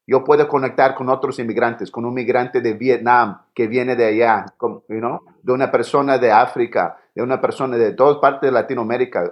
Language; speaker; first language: Spanish; early bilingual, heritage; Spanish